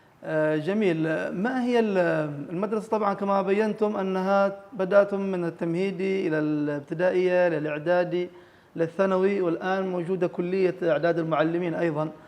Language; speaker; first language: Arabic; native; Arabic